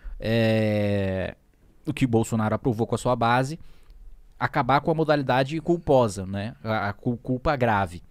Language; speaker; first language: Portuguese; native; Portuguese